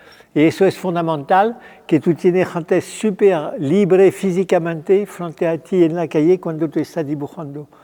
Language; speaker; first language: Spanish; non-native, fluent; French